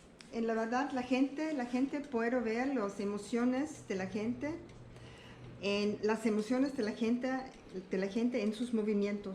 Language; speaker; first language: Spanish; non-native, learner; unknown